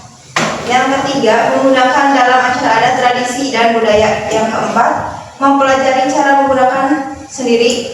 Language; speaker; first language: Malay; non-native, local second language; Sundanese